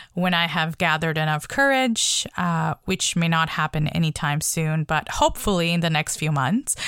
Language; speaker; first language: English; non-native, local second language; Bangla